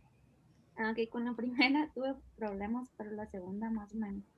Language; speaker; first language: Spanish; native; Spanish